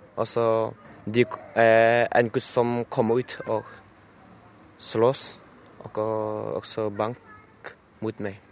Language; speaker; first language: Norwegian; non-native, learner; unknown